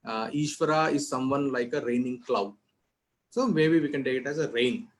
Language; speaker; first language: English; non-native, local second language; Telugu